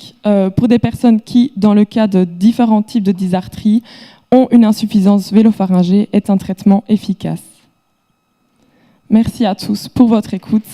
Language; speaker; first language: French; native; French